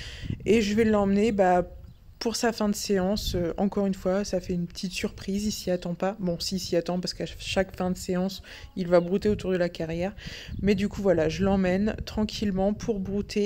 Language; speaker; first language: French; native; French